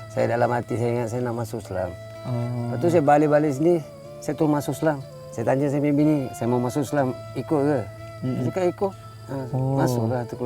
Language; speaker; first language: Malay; non-native, local second language; Tamil